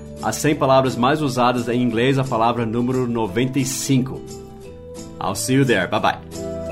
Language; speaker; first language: Portuguese; non-native, fluent; English